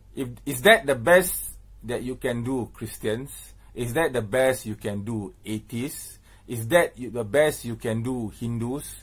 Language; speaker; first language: English; non-native, local second language; Malay